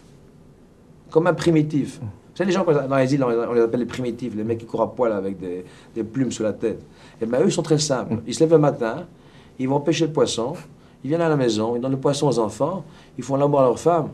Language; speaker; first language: French; native; French